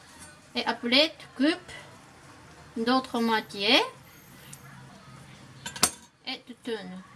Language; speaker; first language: French; non-native, learner; Japanese